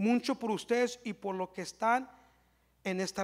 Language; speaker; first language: Spanish; early bilingual, heritage; Spanish